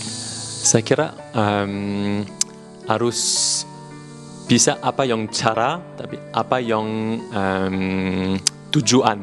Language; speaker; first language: Indonesian; non-native, learner; French